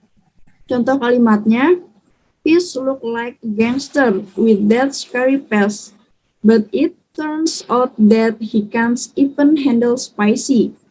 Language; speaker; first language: English; non-native, learner; Indonesian